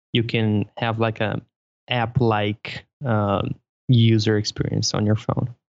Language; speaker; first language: English; non-native, fluent; Portuguese